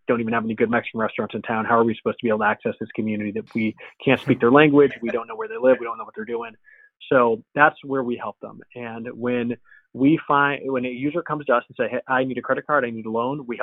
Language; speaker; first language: English; native; English